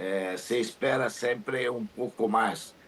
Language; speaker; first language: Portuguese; non-native, learner; Spanish